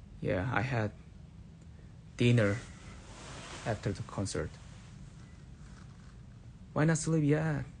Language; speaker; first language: English; non-native, learner; Korean